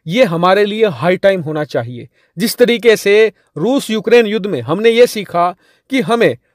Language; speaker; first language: Hindi; native; Hindi